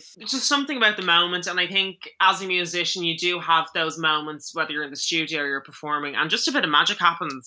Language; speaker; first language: English; native; English